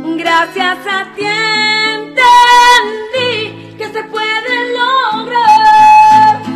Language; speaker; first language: Spanish; native; Spanish